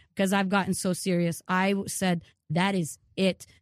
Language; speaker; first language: English; early bilingual, other home language; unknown